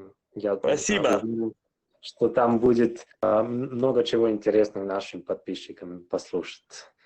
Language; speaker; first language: Russian; non-native, local second language; Serbian